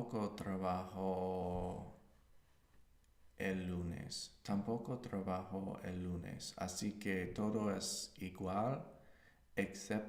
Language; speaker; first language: Spanish; non-native, learner; English